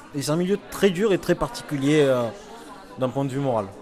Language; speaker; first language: French; native; French